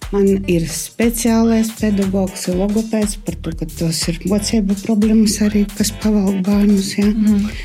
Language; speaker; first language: Latvian; native; Latvian